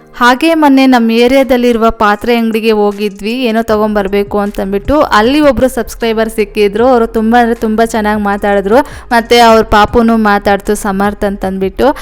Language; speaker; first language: Kannada; non-native, local second language; Telugu